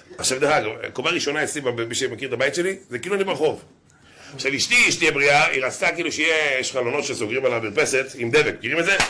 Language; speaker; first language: Hebrew; native; Hebrew